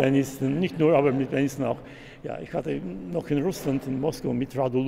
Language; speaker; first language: German; non-native, learner; Russian